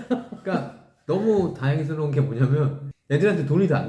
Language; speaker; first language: Korean; native; Korean